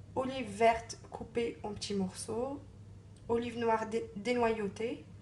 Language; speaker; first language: French; non-native, local second language; Arabic